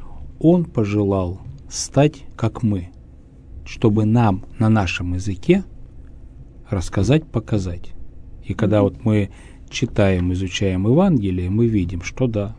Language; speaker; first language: Russian; native; Russian